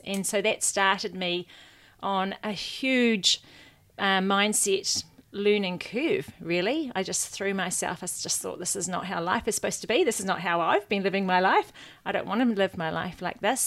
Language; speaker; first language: English; native; English